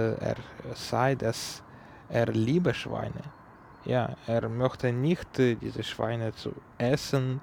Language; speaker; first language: German; non-native, learner; Ukrainian